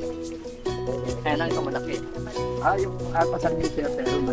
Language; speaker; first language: Filipino; native; Filipino